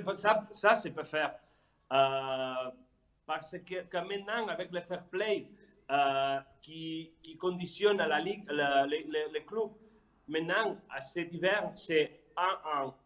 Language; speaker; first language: French; non-native, fluent; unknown